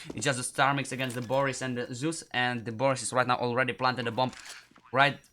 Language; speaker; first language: English; non-native, fluent; Czech